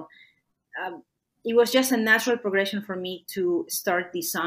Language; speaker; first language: English; non-native, fluent; Spanish